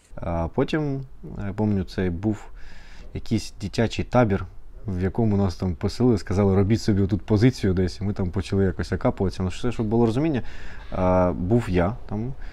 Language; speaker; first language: Ukrainian; native; Ukrainian